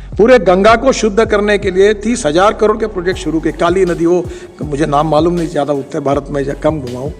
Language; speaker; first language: Hindi; non-native, local second language; Marathi